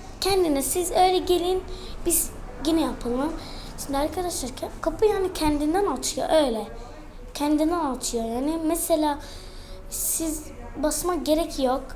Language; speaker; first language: Turkish; early bilingual, heritage; Turkish